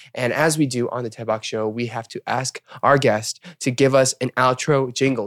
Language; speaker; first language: English; early bilingual, other home language; Korean